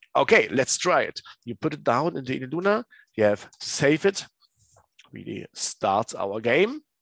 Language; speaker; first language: English; non-native, learner; German